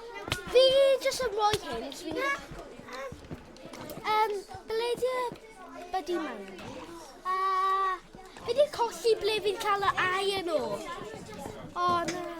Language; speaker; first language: Welsh; non-native, local second language; English